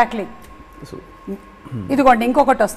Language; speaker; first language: Telugu; native; Telugu